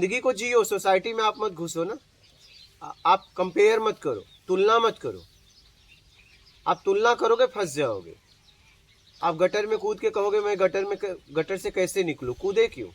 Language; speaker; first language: Hindi; native; Hindi